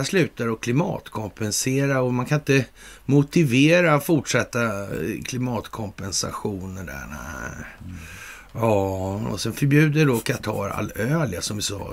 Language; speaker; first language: Swedish; native; Swedish